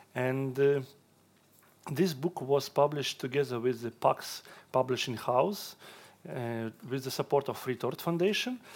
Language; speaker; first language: English; non-native, fluent; Russian